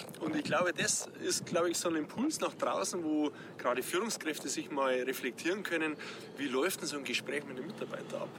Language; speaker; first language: German; native; German